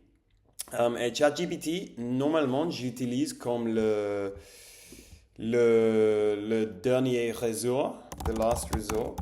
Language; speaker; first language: French; non-native, learner; English